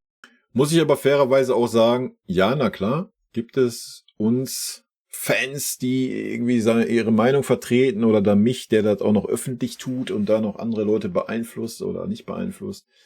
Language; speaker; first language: German; native; German